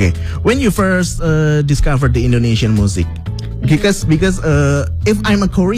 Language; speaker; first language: English; non-native, fluent; Indonesian